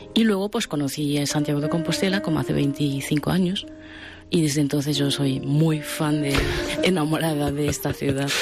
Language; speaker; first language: Spanish; non-native, fluent; Japanese